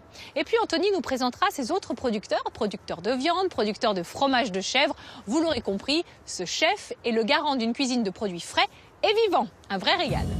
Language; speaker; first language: French; native; French